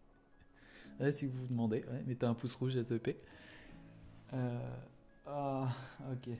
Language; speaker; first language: French; native; French